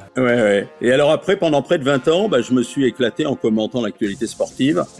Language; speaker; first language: French; native; French